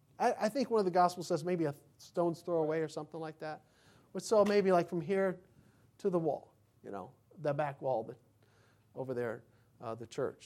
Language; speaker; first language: English; native; English